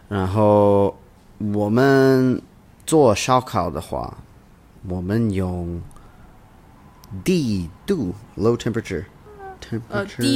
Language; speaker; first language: Chinese; non-native, learner; English